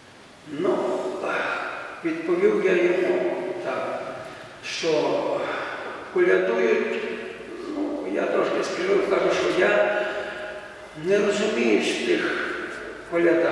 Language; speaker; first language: Ukrainian; native; Ukrainian